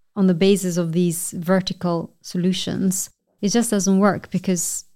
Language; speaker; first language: English; non-native, fluent; Albanian